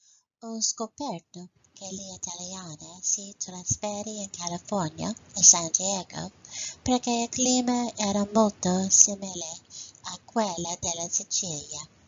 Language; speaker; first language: Italian; non-native, learner; English